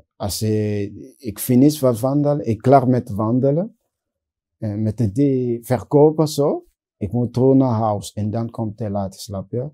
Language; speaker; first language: Dutch; non-native, learner; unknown